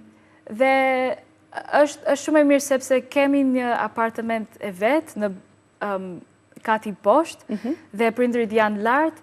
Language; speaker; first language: Albanian; non-native, learner; English